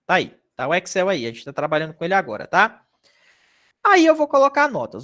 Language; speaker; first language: Portuguese; native; Portuguese